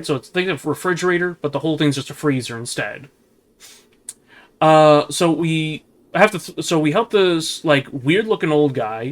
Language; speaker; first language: English; native; English